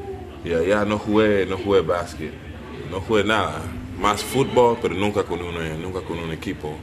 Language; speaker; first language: Spanish; non-native, learner; English